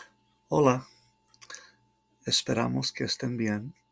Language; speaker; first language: Spanish; non-native, fluent; English